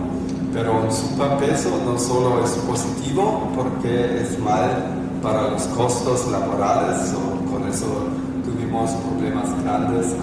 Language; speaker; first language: Spanish; non-native, fluent; German